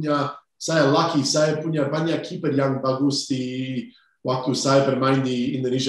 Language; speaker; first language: Indonesian; non-native, fluent; English